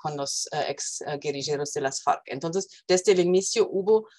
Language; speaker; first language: Spanish; non-native, fluent; German